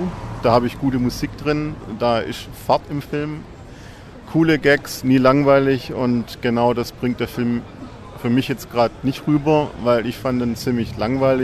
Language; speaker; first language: German; native; German